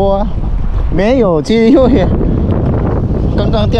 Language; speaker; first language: Chinese; non-native, learner; Filipino